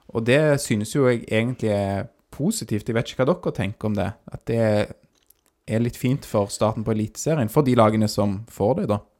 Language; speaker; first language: Norwegian; native; Norwegian